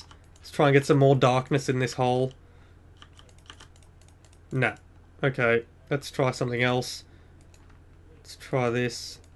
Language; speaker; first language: English; native; English